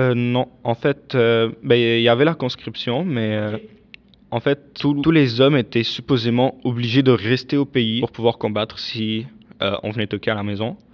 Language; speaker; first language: French; early bilingual, other home language; Arabic